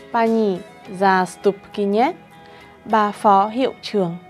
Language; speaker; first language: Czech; non-native, fluent; Vietnamese